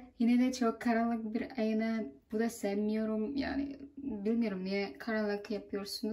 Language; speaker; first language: Turkish; non-native, learner; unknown